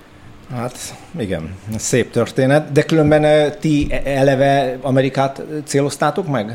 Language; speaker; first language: Hungarian; native; Hungarian